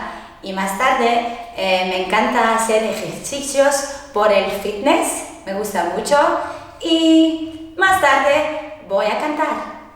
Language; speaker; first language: Spanish; non-native, learner; French